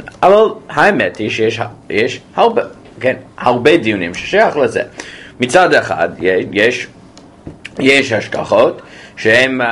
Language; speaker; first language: Hebrew; non-native, fluent; English